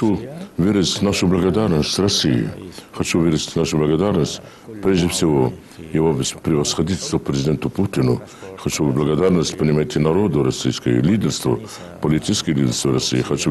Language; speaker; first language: Russian; non-native, fluent; Arabic